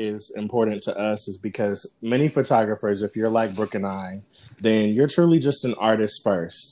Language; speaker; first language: English; native; English